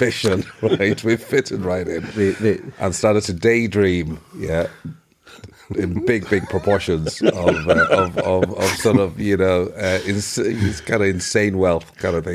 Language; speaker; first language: English; non-native, local second language; Igbo